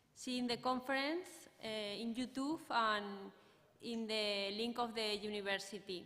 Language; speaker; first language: English; non-native, learner; Spanish